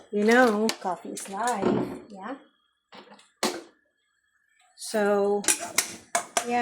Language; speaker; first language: English; non-native, local second language; Filipino